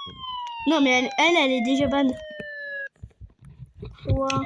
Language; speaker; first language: French; native; French